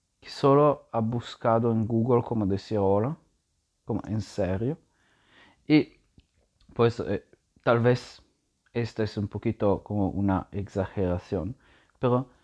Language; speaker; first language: Spanish; non-native, learner; Italian